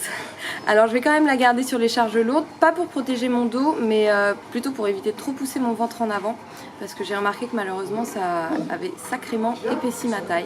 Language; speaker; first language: French; native; French